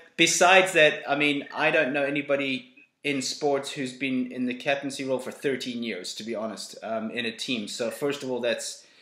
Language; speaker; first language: English; native; English